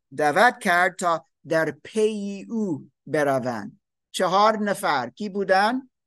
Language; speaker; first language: Persian; non-native, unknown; German